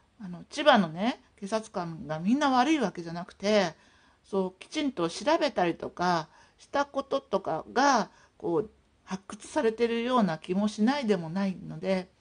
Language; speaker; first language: Japanese; native; Japanese